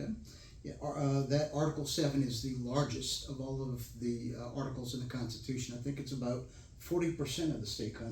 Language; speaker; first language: English; native; English